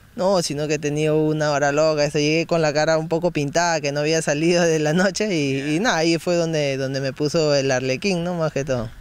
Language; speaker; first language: Spanish; native; Spanish